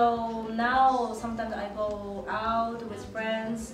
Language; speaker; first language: English; non-native, learner; Japanese